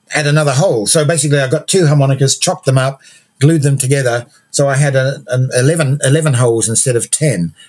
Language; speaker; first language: English; native; English